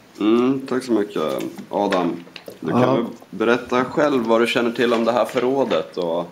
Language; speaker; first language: Swedish; native; Swedish